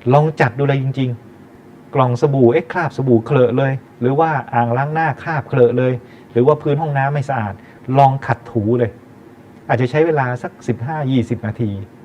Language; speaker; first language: Thai; native; Thai